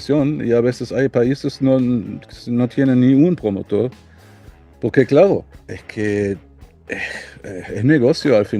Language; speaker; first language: Spanish; non-native, learner; German